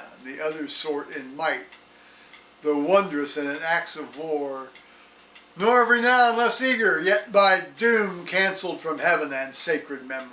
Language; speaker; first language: English; native; English